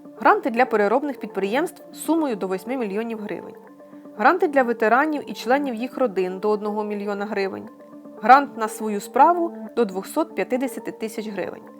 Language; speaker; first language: Ukrainian; native; Ukrainian